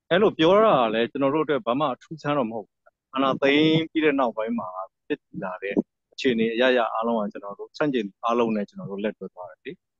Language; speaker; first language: Burmese; non-native, local second language; S'gaw Karen